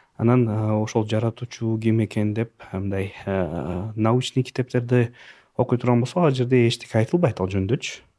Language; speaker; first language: Kyrgyz; non-native, local second language; Russian